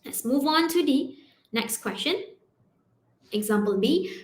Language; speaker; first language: English; non-native, local second language; Malay